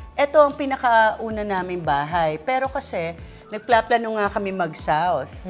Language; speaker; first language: Filipino; non-native, local second language; Waray